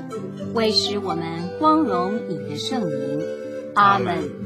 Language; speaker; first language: Chinese; native; Chinese